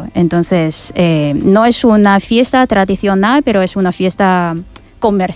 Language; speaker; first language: Spanish; non-native, fluent; Chinese